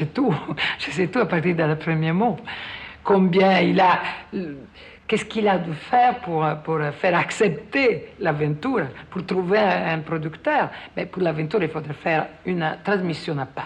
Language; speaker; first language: French; non-native, fluent; Italian